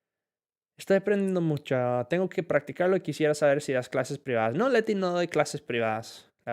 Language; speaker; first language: Spanish; non-native, fluent; English